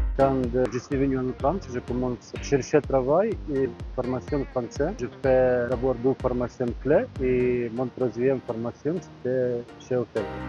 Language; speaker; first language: French; non-native, learner; Ukrainian